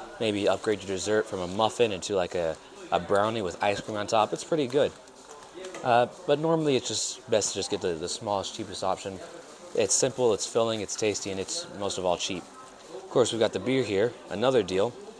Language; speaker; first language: English; native; English